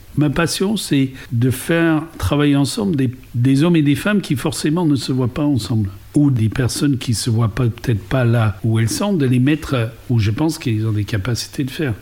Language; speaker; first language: French; non-native, fluent; English